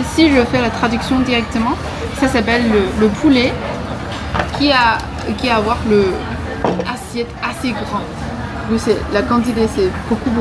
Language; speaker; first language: French; non-native, learner; Chinese